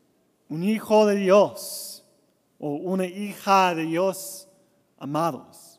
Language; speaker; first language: Spanish; non-native, learner; English